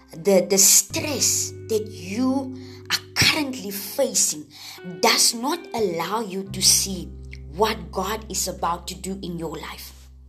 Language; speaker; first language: English; non-native, local second language; Afrikaans